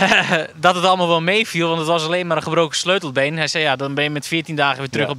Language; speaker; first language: Dutch; native; Dutch